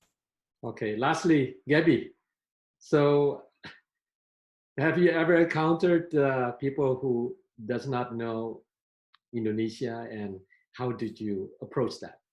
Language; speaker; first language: English; non-native, fluent; Indonesian